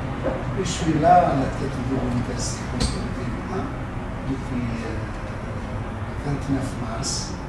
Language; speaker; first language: French; non-native, local second language; Arabic